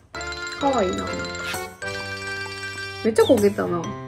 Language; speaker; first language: Japanese; native; Japanese